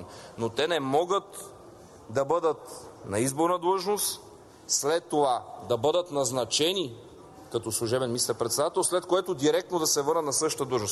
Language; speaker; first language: Bulgarian; native; Bulgarian